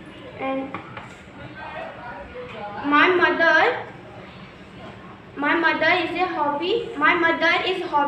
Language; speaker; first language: English; non-native, learner; Hindi